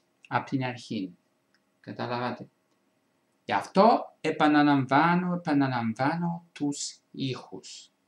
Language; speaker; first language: Greek; non-native, fluent; Italian